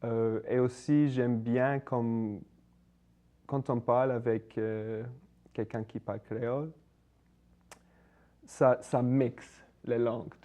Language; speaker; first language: French; non-native, fluent; English